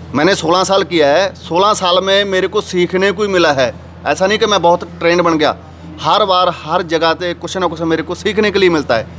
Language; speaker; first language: Hindi; native; Hindi